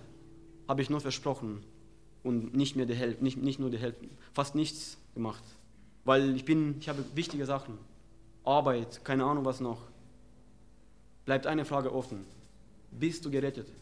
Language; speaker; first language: German; non-native, fluent; Romanian